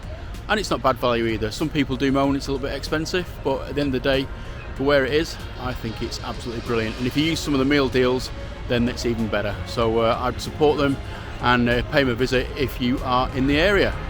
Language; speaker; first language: English; native; English